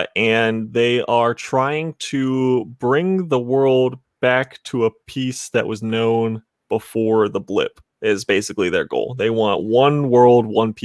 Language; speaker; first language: English; native; English